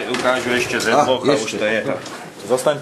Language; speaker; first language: Polish; non-native, learner; Slovak